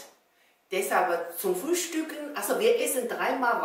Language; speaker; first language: German; non-native, learner; Chinese